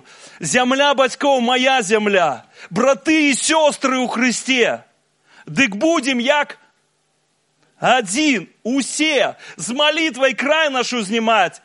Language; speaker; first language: Russian; native; Russian